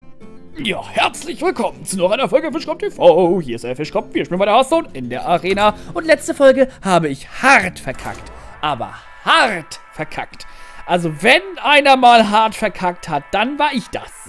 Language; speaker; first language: German; native; German